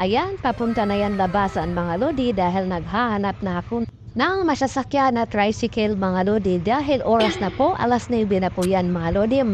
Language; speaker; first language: Filipino; non-native, local second language; Cebuano